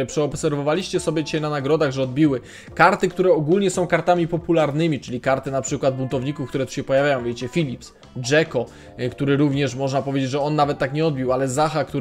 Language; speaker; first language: Polish; native; Polish